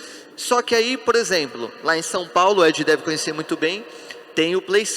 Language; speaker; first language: Portuguese; native; Portuguese